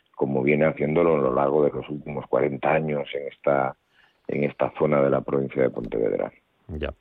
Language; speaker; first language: Spanish; native; Spanish